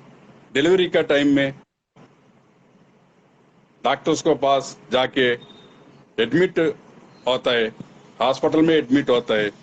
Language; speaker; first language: Hindi; non-native, local second language; Telugu